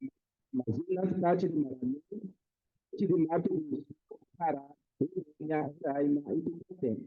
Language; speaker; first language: Portuguese; non-native, fluent; Haitian Creole